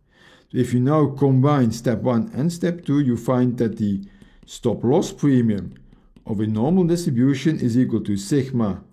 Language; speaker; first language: English; non-native, fluent; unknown